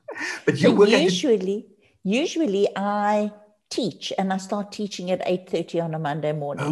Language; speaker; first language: English; native; English